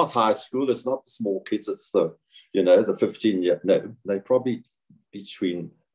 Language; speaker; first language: English; native; English